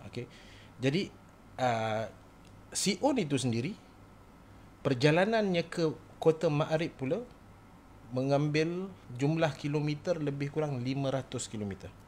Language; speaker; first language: Malay; native; Malay